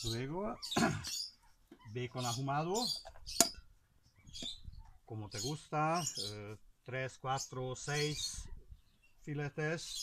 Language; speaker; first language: Spanish; non-native, learner; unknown